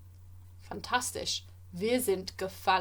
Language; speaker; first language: German; non-native, fluent; English